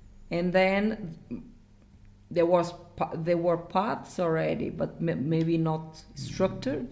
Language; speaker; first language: English; non-native, fluent; Portuguese